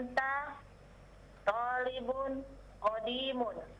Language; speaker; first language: Arabic; non-native, learner; Indonesian